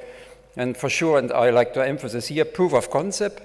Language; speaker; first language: English; non-native, fluent; German